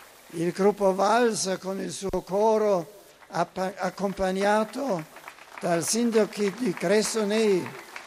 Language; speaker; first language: Italian; non-native, fluent; German